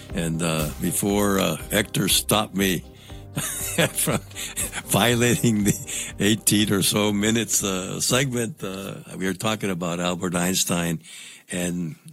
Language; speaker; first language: English; non-native, local second language; Spanish